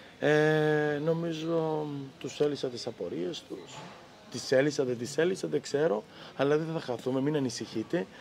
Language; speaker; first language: Greek; native; Greek